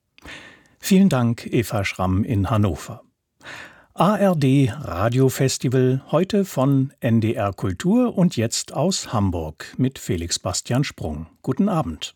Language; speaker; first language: German; native; German